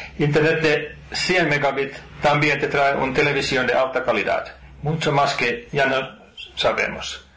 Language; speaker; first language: Spanish; non-native, fluent; Finnish